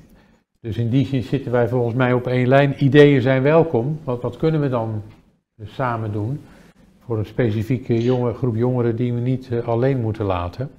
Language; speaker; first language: Dutch; native; Dutch